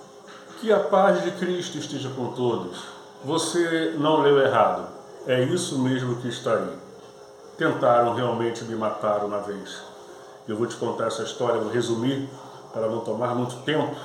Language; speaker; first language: Portuguese; native; Portuguese